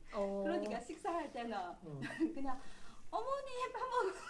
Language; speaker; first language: Korean; non-native, learner; Chinese